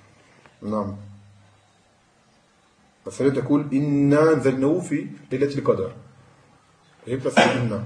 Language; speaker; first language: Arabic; non-native, fluent; French